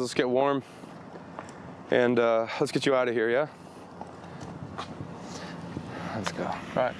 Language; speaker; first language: English; native; English